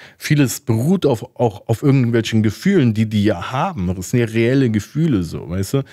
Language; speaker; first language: German; early bilingual, other home language; Turkish